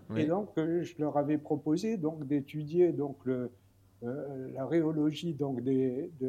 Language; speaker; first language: French; native; French